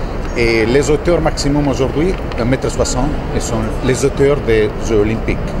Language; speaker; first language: French; non-native, fluent; Italian